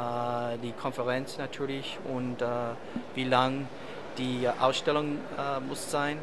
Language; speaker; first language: German; non-native, learner; English